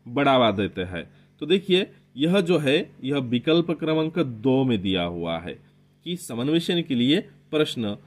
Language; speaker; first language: Hindi; non-native, local second language; Marathi